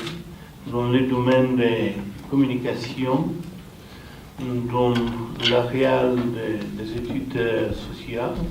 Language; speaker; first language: French; non-native, fluent; Romanian